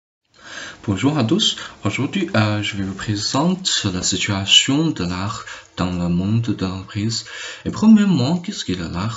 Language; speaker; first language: French; non-native, learner; Chinese